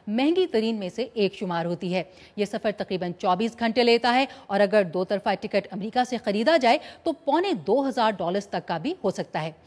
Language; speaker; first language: Urdu; native; Urdu